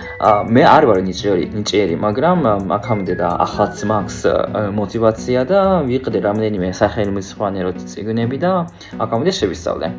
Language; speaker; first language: Georgian; non-native, learner; Japanese